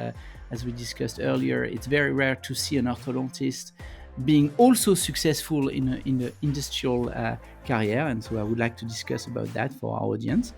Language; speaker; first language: English; non-native, fluent; French